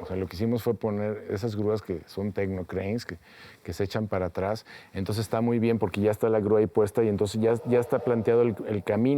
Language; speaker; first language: Spanish; native; Spanish